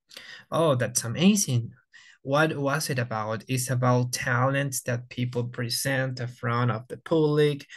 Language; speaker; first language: English; non-native, fluent; Spanish